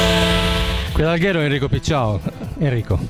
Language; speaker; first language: Italian; native; Italian